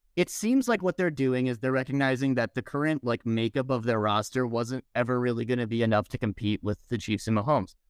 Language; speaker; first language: English; native; English